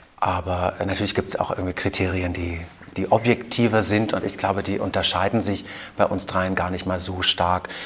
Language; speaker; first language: German; native; German